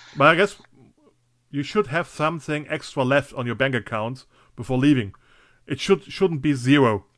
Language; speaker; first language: English; non-native, fluent; German